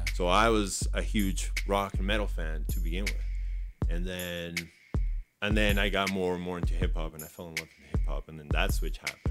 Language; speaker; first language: English; early bilingual, other home language; Spanish